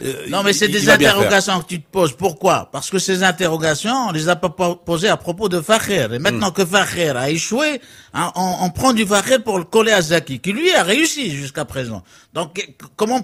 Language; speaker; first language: French; non-native, local second language; Arabic